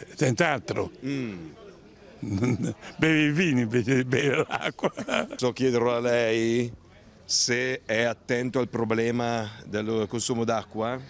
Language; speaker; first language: Italian; native; Italian